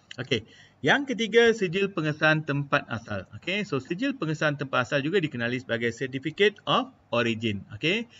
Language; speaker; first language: Malay; non-native, local second language; Malayalam